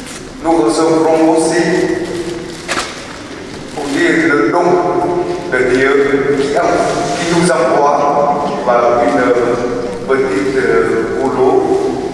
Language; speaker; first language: French; non-native, fluent; Vietnamese